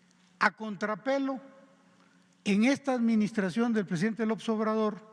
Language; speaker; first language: Spanish; native; Spanish